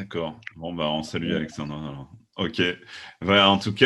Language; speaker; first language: French; native; French